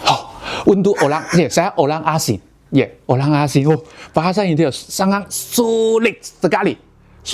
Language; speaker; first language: Indonesian; non-native, learner; Chinese